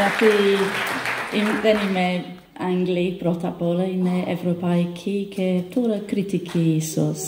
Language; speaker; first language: Greek; non-native, learner; English